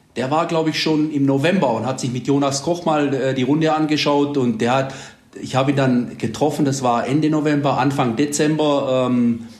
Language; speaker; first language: German; native; German